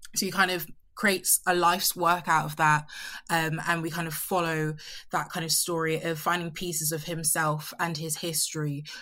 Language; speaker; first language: English; early bilingual, other home language; Yoruba